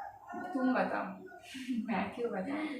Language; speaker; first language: Hindi; non-native, local second language; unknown